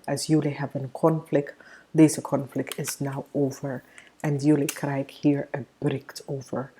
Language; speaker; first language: Dutch; non-native, fluent; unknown